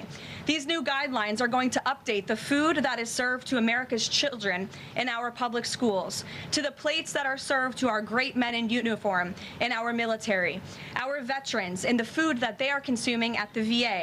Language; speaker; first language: English; native; English